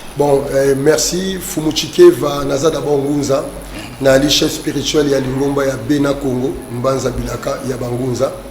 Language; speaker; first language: Lingala; non-native, local second language; Kongo